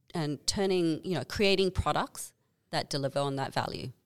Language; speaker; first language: English; native; English